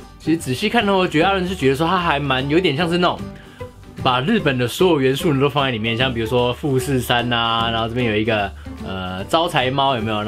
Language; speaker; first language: Chinese; native; Chinese